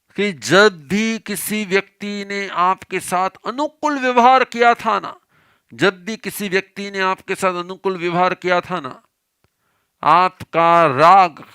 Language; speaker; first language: Hindi; non-native, local second language; Gujarati